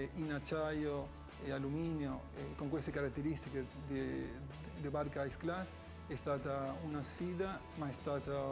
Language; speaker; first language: Italian; non-native, fluent; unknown